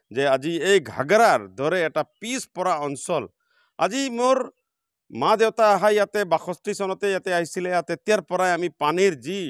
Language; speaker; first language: Assamese; native; Assamese